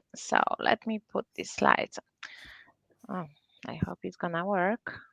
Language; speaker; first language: English; non-native, fluent; Polish